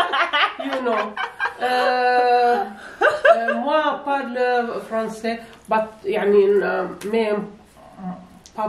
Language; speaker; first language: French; non-native, learner; Arabic